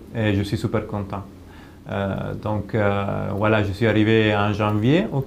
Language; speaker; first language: French; non-native, fluent; Italian